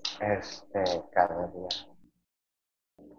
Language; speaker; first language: Spanish; early bilingual, other home language; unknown